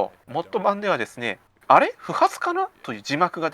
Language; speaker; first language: Japanese; native; Japanese